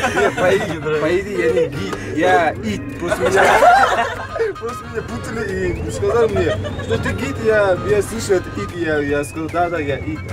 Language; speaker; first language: Russian; non-native, local second language; Kazakh